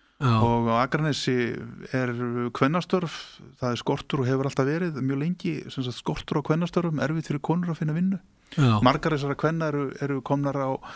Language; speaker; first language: Icelandic; native; Icelandic